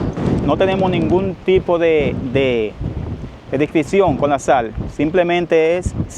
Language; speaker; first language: Spanish; native; Spanish